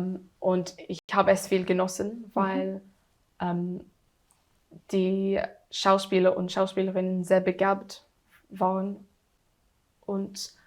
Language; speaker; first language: German; non-native, learner; English